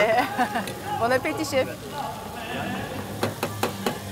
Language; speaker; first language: French; non-native, fluent; Turkish